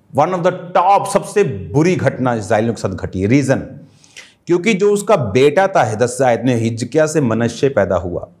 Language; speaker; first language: Hindi; non-native, local second language; Punjabi